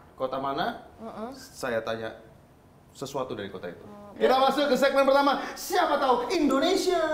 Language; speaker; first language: Indonesian; native; Indonesian